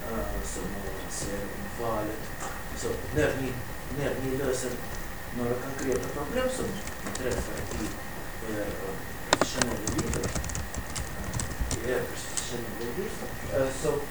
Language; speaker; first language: Swedish; non-native, fluent; Russian